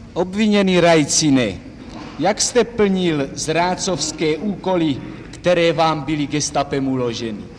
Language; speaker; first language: Czech; native; Czech